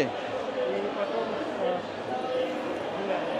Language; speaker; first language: Russian; non-native, learner; Hindi